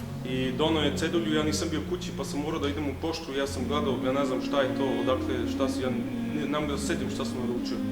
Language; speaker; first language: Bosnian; early bilingual, heritage; Bosnian